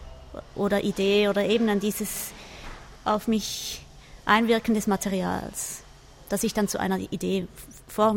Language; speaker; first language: German; native; German